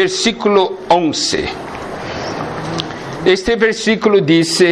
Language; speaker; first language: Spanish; non-native, fluent; Portuguese